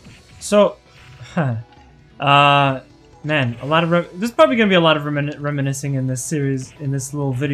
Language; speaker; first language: English; native; English